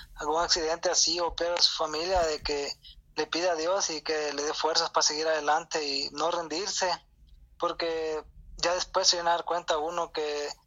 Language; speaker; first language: Spanish; native; Spanish